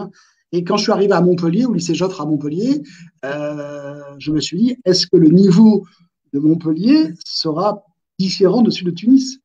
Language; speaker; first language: French; native; French